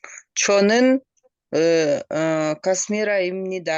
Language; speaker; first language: Korean; non-native, learner; Kyrgyz